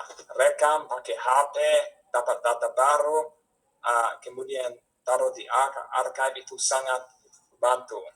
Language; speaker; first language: Indonesian; non-native, fluent; English